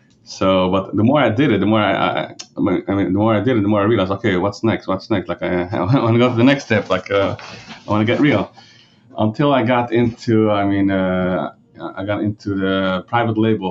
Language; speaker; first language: English; early bilingual, other home language; Yiddish